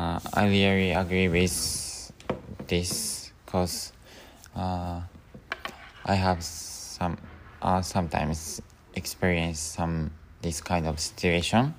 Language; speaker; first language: English; non-native, learner; Japanese